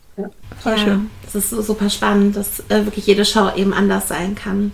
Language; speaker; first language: German; native; German